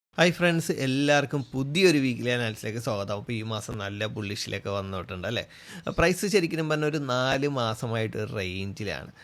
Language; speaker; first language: Malayalam; native; Malayalam